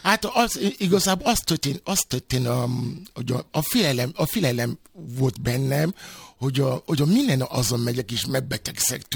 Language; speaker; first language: Hungarian; non-native, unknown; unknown